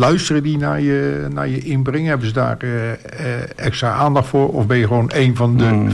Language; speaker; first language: Dutch; native; Dutch